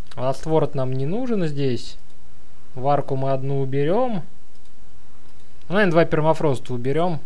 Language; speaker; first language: Russian; native; Russian